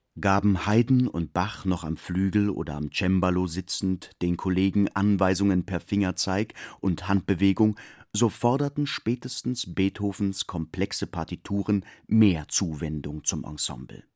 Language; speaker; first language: German; native; German